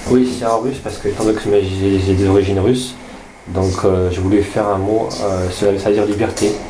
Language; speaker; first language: French; native; French